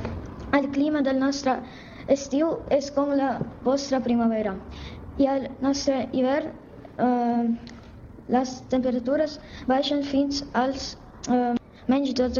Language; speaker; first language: Catalan; early bilingual, other home language; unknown